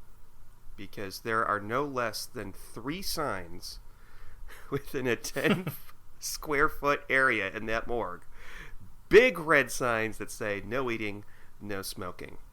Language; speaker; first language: English; native; English